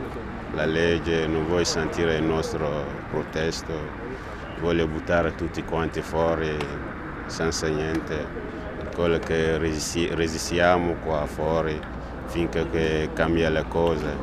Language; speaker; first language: Italian; non-native, learner; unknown